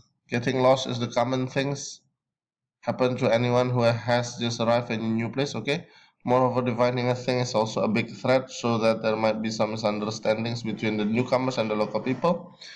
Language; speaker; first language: English; non-native, fluent; Indonesian